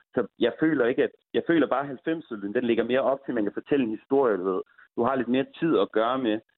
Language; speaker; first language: Danish; native; Danish